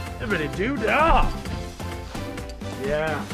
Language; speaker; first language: English; native; English